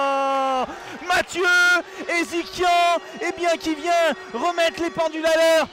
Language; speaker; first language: French; native; French